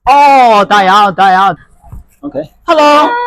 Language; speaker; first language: Welsh; non-native, learner; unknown